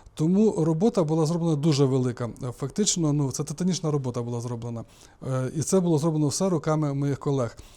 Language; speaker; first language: Ukrainian; native; Ukrainian